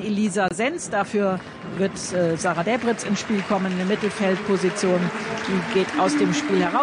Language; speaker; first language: German; native; German